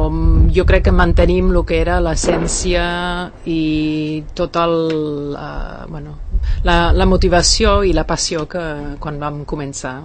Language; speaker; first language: Catalan; non-native, fluent; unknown